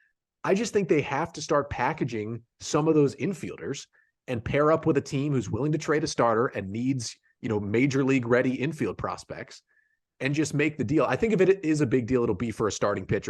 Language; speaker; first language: English; native; English